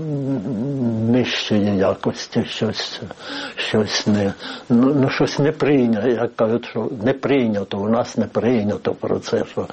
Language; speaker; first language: Ukrainian; native; Ukrainian